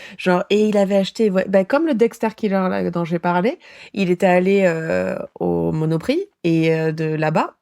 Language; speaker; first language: French; native; French